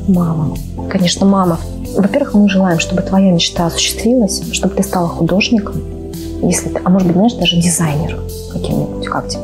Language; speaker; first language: Russian; native; Russian